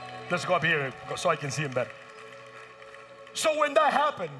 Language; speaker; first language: English; early bilingual, other home language; Spanish